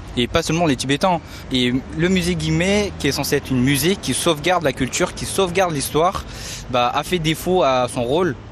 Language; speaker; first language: French; early bilingual, other home language; Tibetan